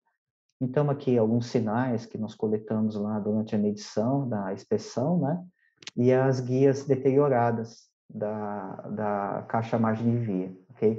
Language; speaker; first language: Portuguese; native; Portuguese